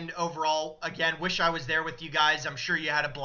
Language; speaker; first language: English; native; English